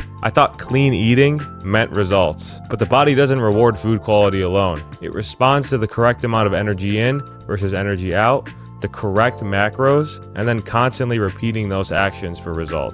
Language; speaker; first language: English; native; English